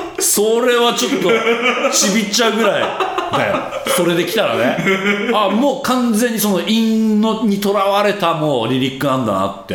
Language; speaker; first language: Japanese; native; Japanese